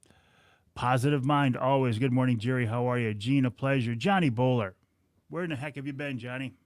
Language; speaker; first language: English; native; English